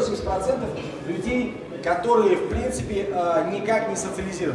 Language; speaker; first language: Russian; native; Russian